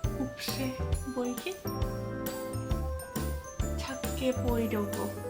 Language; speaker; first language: Korean; non-native, learner; Japanese